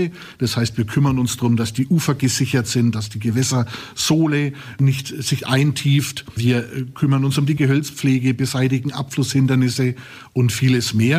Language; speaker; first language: German; native; German